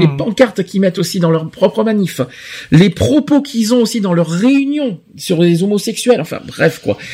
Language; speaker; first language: French; native; French